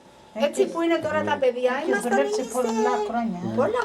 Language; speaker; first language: Greek; early bilingual, heritage; Greek